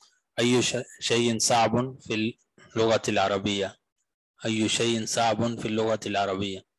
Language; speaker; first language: Arabic; non-native, fluent; Urdu